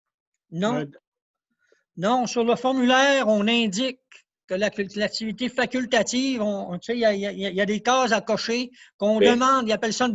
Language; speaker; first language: French; native; French